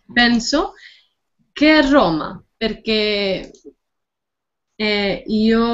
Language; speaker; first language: Italian; non-native, learner; Spanish